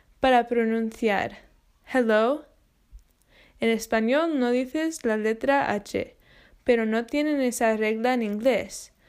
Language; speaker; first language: Spanish; non-native, learner; English